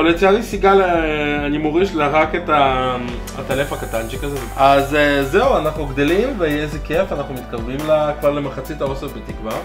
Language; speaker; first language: Hebrew; native; Hebrew